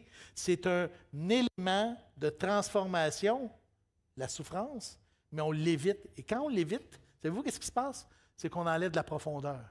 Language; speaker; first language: French; native; French